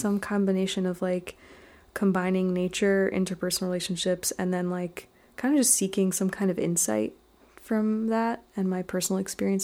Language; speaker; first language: English; native; English